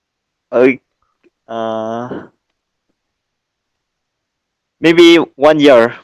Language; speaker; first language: English; non-native, learner; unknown